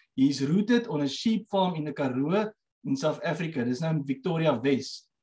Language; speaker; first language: English; non-native, local second language; Afrikaans